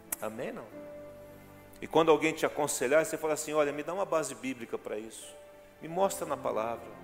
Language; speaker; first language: Portuguese; native; Portuguese